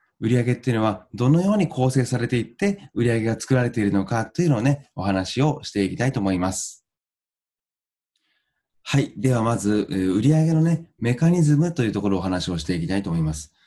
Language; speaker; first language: Japanese; native; Japanese